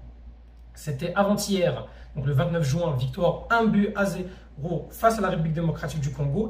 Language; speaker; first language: French; native; French